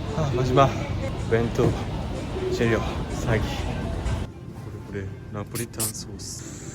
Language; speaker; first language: Korean; non-native, learner; Japanese